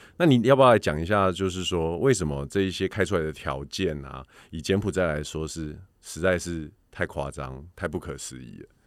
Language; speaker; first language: Chinese; native; Chinese